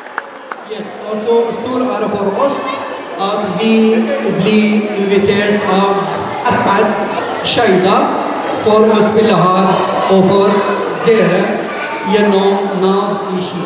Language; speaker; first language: Norwegian; non-native, learner; Arabic